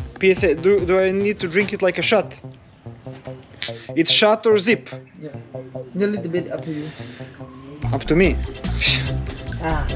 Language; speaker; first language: English; non-native, learner; Serbian